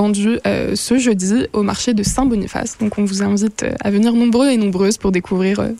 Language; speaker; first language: French; native; French